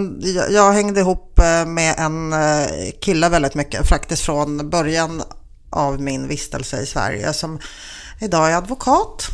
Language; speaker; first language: Swedish; early bilingual, other home language; Polish